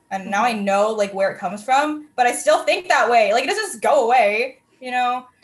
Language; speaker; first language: English; native; English